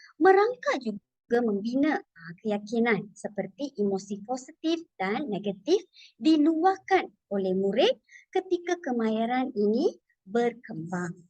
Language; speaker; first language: Malay; non-native, local second language; Tamil